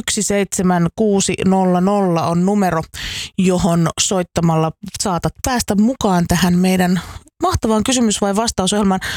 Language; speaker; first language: Finnish; native; Finnish